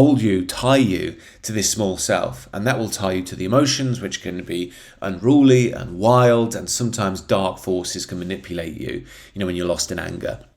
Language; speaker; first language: English; native; English